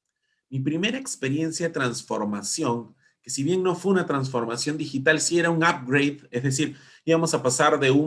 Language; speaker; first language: Spanish; native; Spanish